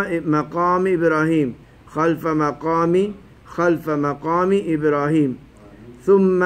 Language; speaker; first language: Arabic; non-native, fluent; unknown